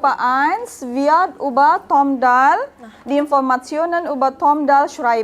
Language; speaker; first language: German; non-native, learner; Indonesian